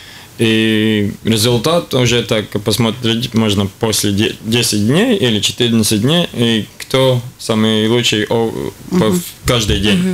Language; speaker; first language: Russian; non-native, local second language; Latvian